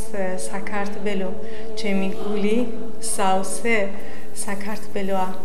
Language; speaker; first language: Georgian; non-native, learner; Persian